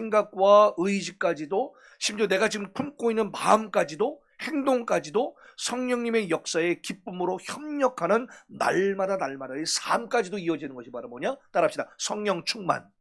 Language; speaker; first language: Korean; native; Korean